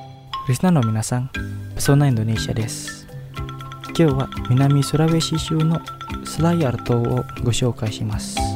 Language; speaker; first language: Japanese; non-native, fluent; Indonesian